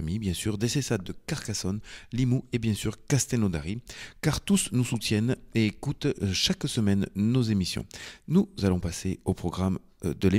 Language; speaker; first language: French; native; French